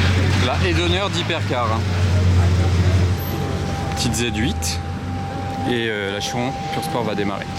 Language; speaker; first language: French; native; French